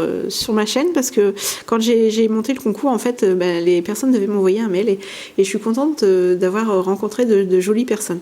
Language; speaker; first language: French; native; French